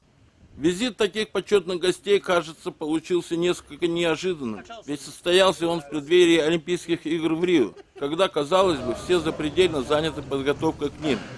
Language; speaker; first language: Russian; native; Russian